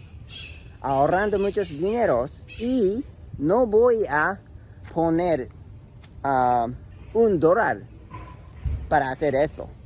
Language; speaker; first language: Spanish; non-native, learner; Japanese